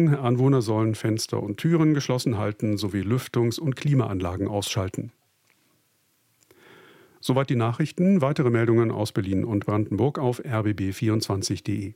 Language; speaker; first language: German; native; German